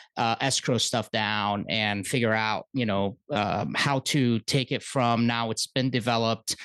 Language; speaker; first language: English; early bilingual, other home language; Arabic